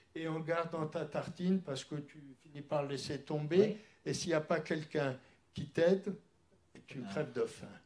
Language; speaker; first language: French; early bilingual, other home language; Polish